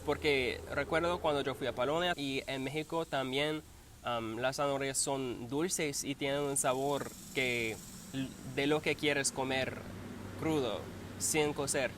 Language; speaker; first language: Spanish; non-native, learner; English